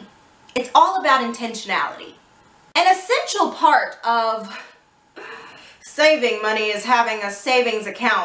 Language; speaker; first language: English; native; English